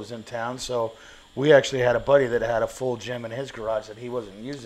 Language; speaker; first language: English; native; English